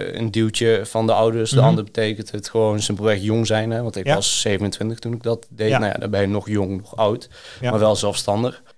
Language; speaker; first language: Dutch; early bilingual, other home language; Greek